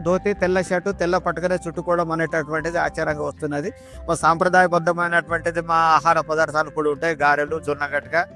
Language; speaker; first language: Telugu; non-native, local second language; Gondi